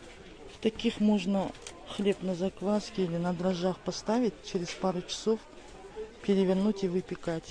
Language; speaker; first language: Russian; native; Russian